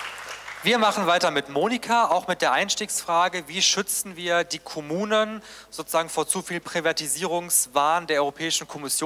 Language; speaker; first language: German; native; German